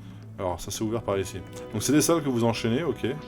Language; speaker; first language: French; native; French